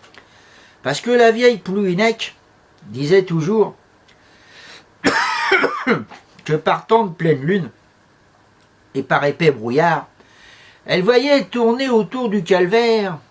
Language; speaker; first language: French; native; French